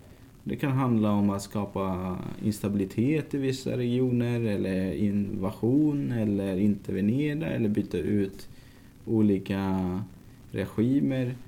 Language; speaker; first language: Swedish; native; Swedish